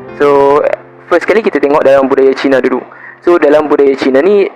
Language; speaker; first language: Malay; native; Malay